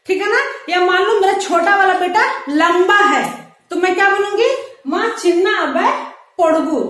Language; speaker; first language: Hindi; non-native, local second language; Telugu